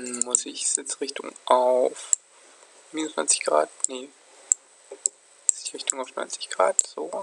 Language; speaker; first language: German; native; German